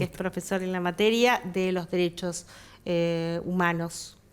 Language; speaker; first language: Spanish; native; Spanish